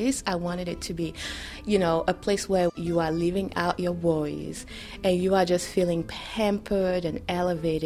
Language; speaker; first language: English; non-native, fluent; French